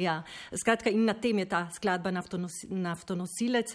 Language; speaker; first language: Slovenian; native; Slovenian